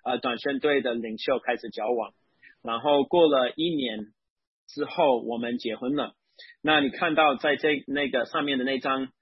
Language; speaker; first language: Chinese; non-native, fluent; English